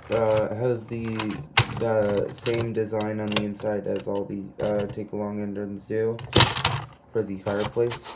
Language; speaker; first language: English; native; English